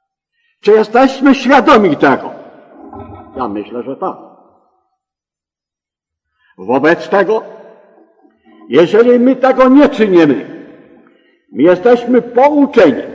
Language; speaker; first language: Polish; native; Polish